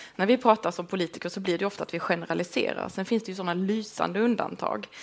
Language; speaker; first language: Swedish; native; Swedish